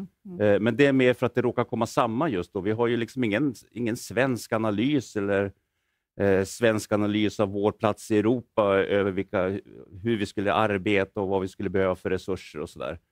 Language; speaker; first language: Swedish; native; Swedish